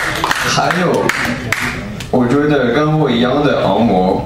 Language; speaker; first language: Chinese; non-native, learner; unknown